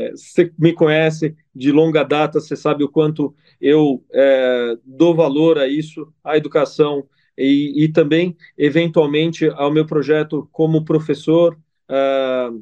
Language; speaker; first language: Portuguese; non-native, fluent; Italian